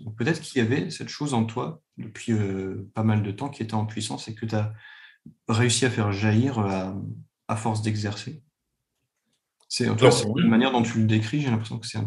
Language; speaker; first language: French; native; French